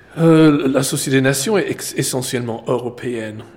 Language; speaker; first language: French; non-native, fluent; English